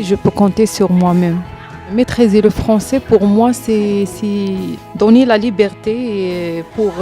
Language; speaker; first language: French; non-native, learner; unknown